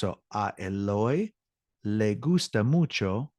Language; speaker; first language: Spanish; non-native, learner; English